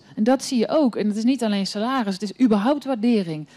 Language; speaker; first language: Dutch; native; Dutch